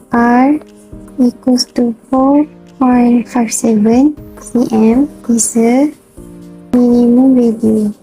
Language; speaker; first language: English; non-native, local second language; Malay